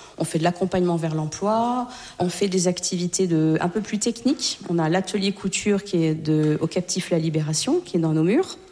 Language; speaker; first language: French; native; French